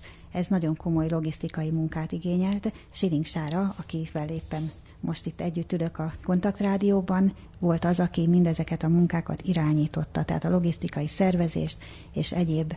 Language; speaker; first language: Hungarian; native; Hungarian